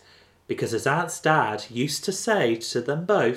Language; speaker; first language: English; native; English